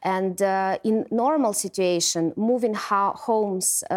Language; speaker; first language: English; non-native, fluent; Ukrainian